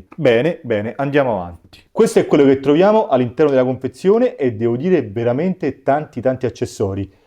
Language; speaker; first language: Italian; native; Italian